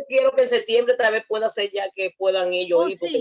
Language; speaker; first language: Spanish; native; Spanish